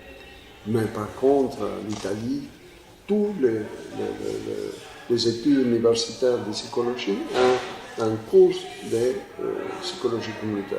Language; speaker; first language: French; non-native, fluent; Spanish